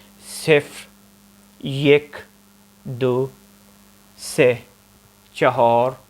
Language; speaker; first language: Persian; non-native, fluent; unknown